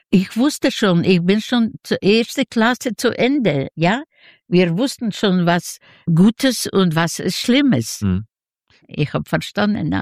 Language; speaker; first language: German; non-native, learner; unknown